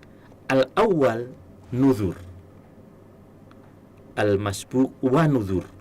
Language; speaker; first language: Arabic; non-native, fluent; Indonesian